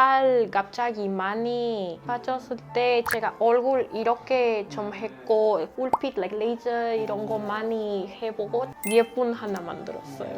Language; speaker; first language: Korean; non-native, learner; Spanish